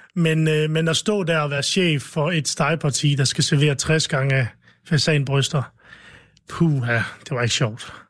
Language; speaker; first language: Danish; early bilingual, other home language; Arabic